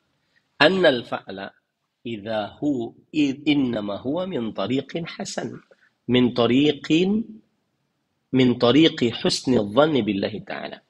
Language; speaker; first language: Arabic; non-native, fluent; Indonesian